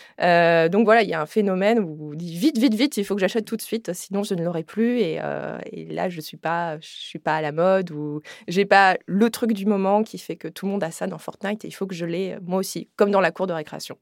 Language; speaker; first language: French; native; French